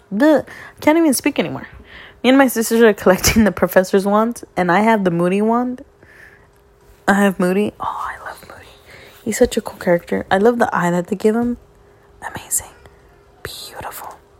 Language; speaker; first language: English; early bilingual, other home language; Spanish